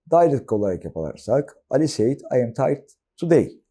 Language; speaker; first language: English; non-native, fluent; Turkish